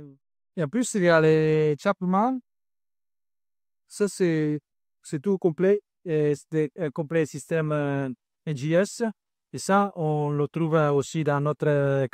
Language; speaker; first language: French; non-native, learner; Italian